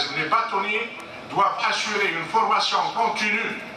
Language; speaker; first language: French; non-native, local second language; Arabic